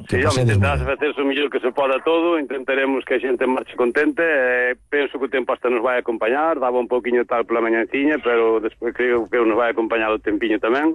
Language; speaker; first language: Galician; native; Galician